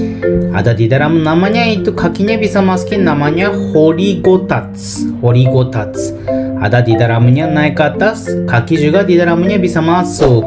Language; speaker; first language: Indonesian; non-native, learner; Japanese